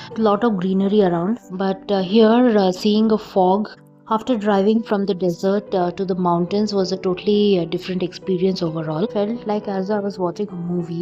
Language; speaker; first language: English; non-native, local second language; Bangla